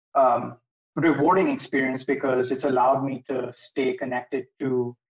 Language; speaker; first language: English; non-native, local second language; Hindi